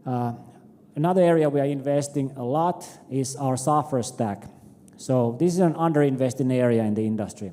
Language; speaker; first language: English; non-native, fluent; Finnish